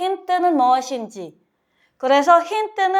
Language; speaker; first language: Korean; non-native, learner; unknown